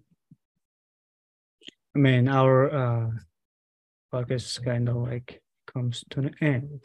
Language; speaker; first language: English; non-native, fluent; Mongolian